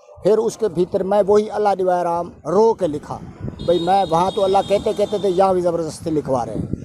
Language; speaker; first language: Urdu; non-native, local second language; Punjabi